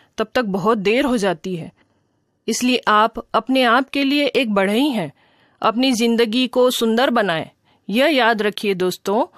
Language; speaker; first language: Hindi; native; Hindi